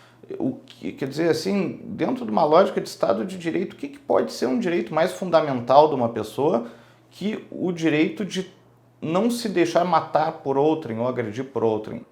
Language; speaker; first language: Portuguese; native; Portuguese